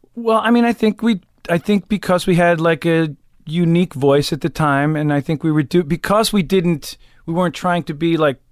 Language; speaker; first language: English; native; English